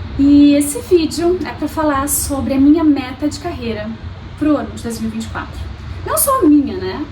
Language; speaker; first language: Portuguese; native; Portuguese